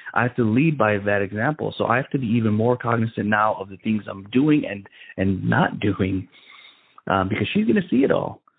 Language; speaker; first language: English; native; English